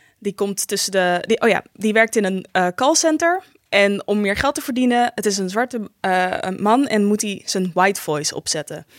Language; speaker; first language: Dutch; native; Dutch